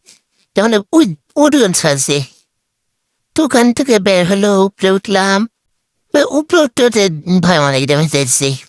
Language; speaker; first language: Bangla; native; Bangla